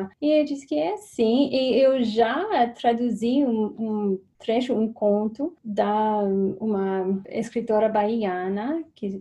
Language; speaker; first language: Portuguese; non-native, fluent; English